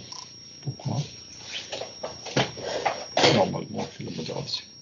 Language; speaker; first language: French; non-native, fluent; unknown